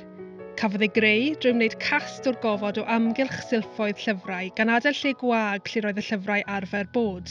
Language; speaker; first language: Welsh; native; Welsh